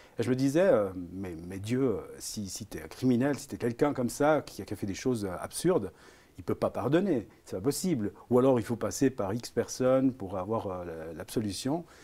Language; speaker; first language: French; early bilingual, other home language; Italian